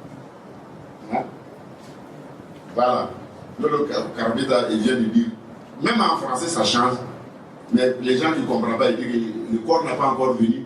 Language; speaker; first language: French; non-native, local second language; Wolof